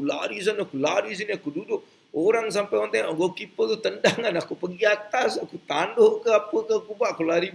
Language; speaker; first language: Malay; native; Malay